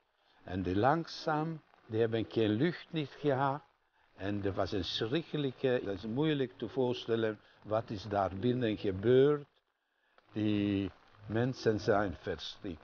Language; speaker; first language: Dutch; non-native, fluent; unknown